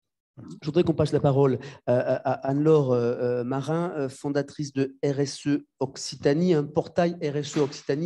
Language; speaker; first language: French; native; French